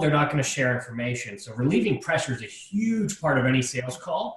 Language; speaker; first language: English; native; English